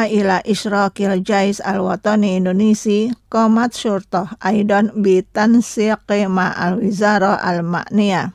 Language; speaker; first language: Arabic; non-native, fluent; Indonesian